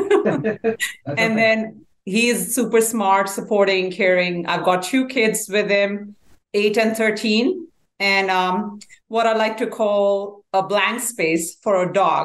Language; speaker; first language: English; non-native, local second language; Hindi